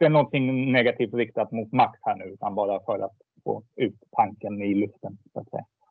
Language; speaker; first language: Swedish; native; Swedish